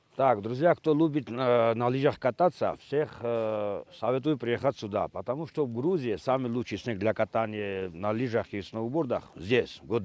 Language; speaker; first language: Russian; non-native, fluent; Georgian